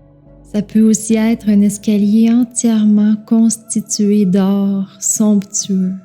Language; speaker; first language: French; native; French